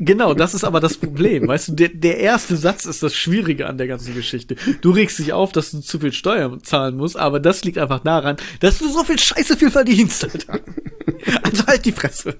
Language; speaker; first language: German; native; German